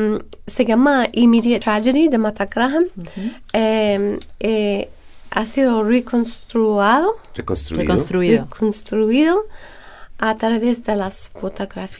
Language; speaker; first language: Spanish; non-native, fluent; English